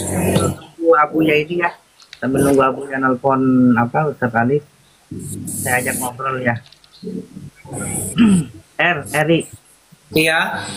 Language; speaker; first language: Indonesian; native; Indonesian